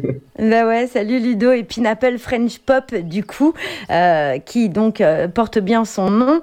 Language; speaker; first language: French; native; French